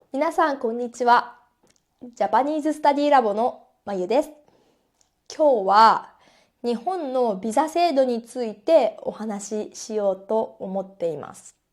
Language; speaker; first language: Japanese; native; Japanese